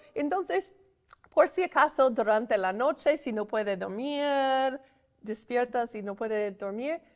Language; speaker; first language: Spanish; non-native, learner; English